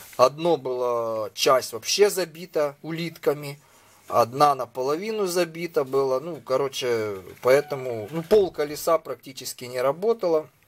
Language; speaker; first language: Russian; non-native, local second language; Ukrainian